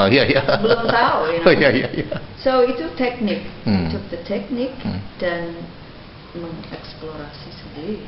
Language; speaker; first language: Indonesian; non-native, fluent; English